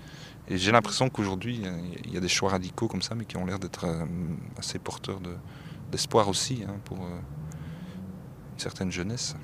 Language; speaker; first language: French; native; French